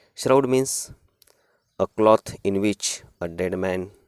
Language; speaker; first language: English; non-native, local second language; Marathi